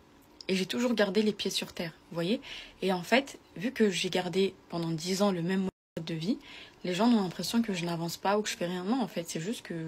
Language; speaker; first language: French; native; French